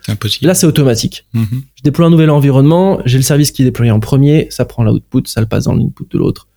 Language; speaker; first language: French; native; French